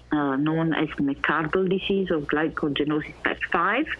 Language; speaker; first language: English; non-native, fluent; Italian